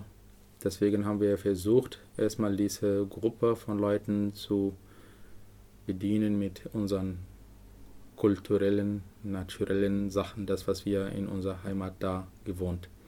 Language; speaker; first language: German; non-native, learner; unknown